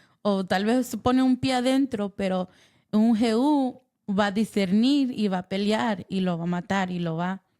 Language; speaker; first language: Spanish; early bilingual, heritage; Spanish